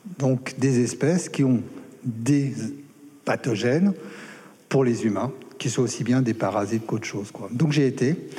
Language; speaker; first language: French; native; French